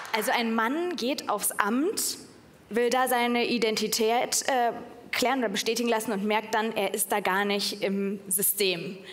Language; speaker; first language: German; native; German